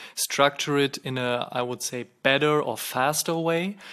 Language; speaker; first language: English; non-native, fluent; German